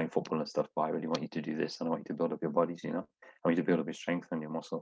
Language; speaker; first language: English; native; English